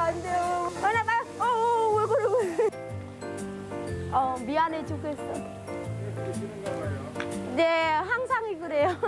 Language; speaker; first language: Korean; non-native, learner; Vietnamese